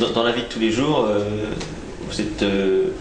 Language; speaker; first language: French; non-native, learner; Spanish